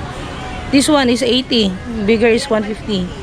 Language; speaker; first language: English; non-native, local second language; Filipino